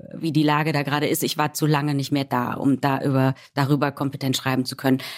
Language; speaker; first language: German; native; German